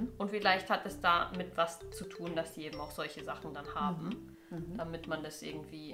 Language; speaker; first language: German; native; German